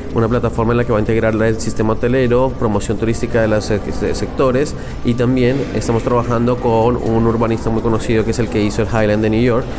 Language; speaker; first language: Spanish; native; Spanish